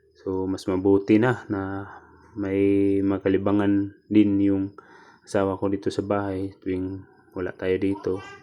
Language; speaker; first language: Filipino; non-native, local second language; Cebuano